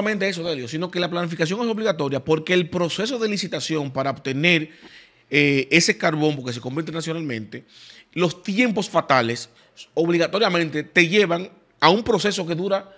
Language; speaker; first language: Spanish; native; Spanish